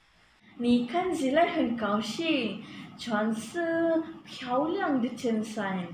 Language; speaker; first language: Chinese; non-native, learner; Malay